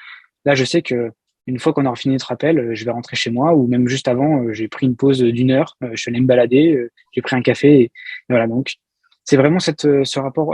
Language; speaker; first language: French; native; French